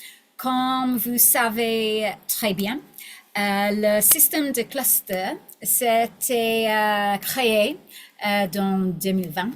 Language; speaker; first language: French; non-native, learner; English